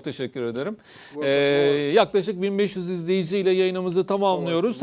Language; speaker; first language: Turkish; native; Turkish